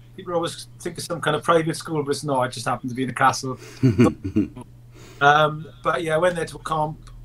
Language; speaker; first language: English; native; English